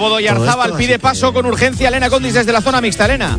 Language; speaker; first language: Spanish; native; Spanish